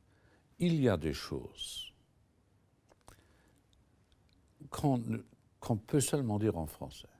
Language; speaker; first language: French; non-native, local second language; Luxembourgish